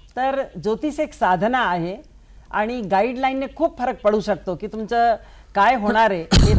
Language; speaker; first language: Marathi; non-native, local second language; Hindi